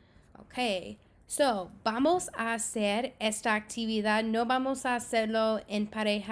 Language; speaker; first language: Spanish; non-native, fluent; English